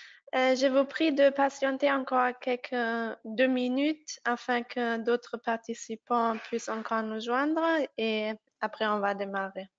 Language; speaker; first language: French; non-native, fluent; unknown